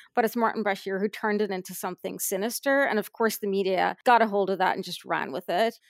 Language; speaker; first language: English; native; English